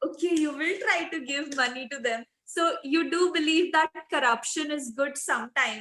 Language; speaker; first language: English; non-native, local second language; Hindi